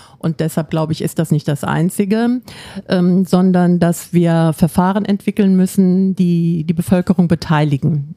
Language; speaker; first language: German; native; German